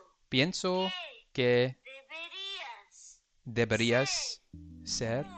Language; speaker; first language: Spanish; non-native, learner; English